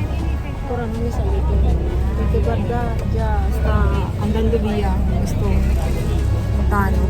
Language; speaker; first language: Italian; non-native, learner; Filipino